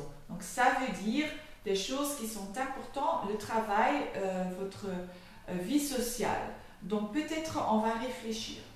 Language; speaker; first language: French; non-native, fluent; Dutch